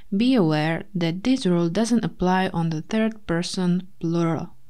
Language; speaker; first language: English; non-native, fluent; Slovak